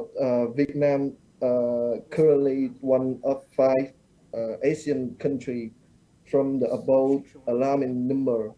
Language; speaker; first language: English; non-native, learner; Vietnamese